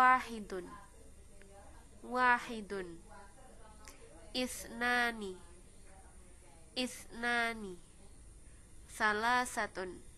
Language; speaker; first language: Arabic; non-native, fluent; Indonesian